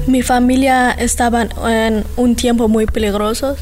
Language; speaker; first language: Spanish; non-native, learner; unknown